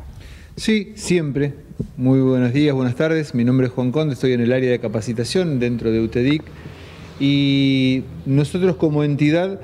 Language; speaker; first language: Spanish; native; Spanish